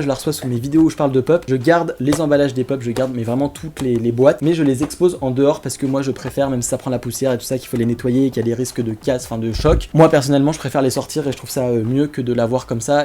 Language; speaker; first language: French; native; French